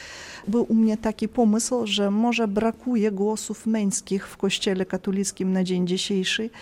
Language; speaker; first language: Polish; early bilingual, heritage; Polish